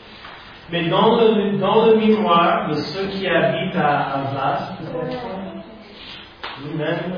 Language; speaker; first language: French; non-native, fluent; English